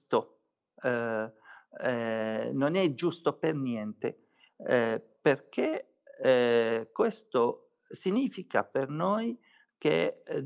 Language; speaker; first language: Italian; non-native, fluent; Arabic